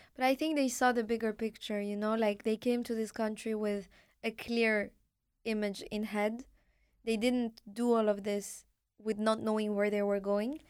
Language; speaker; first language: English; non-native, fluent; Arabic